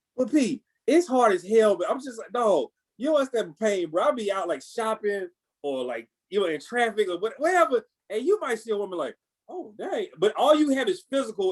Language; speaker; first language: English; native; English